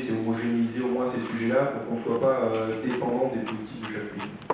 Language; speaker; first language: French; native; French